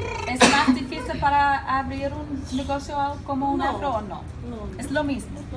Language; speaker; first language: Spanish; non-native, learner; English